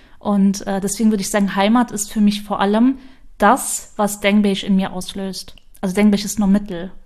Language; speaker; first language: German; early bilingual, other home language; Kurdish